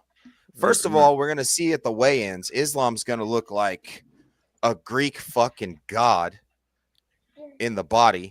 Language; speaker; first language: English; native; English